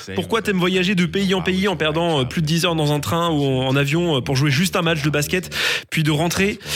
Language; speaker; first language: French; non-native, fluent; English